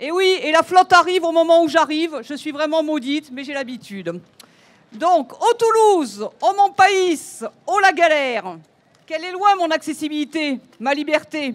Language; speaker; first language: French; native; French